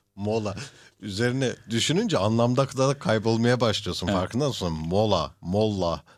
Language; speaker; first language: Turkish; early bilingual, heritage; Turkish